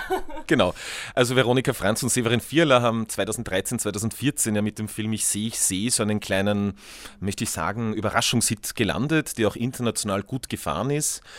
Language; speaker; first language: German; native; German